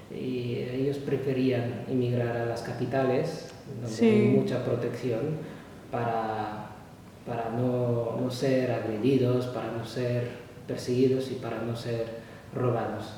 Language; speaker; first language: Spanish; non-native, fluent; Arabic